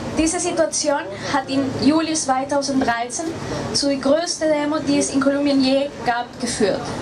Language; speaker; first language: German; non-native, fluent; Spanish